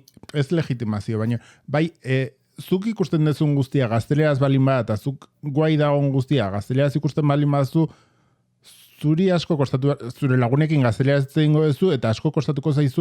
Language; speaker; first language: Basque; native; Basque